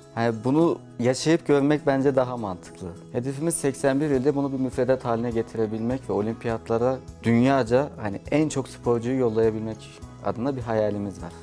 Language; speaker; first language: Turkish; native; Turkish